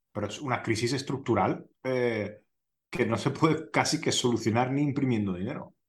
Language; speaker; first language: Spanish; non-native, fluent; Hungarian